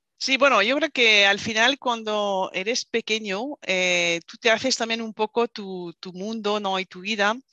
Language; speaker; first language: Spanish; non-native, fluent; French